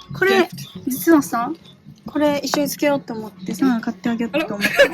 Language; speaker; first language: Japanese; non-native, fluent; Korean